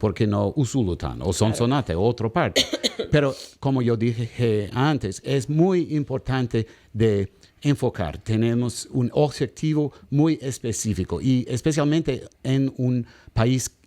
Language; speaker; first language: Spanish; non-native, learner; English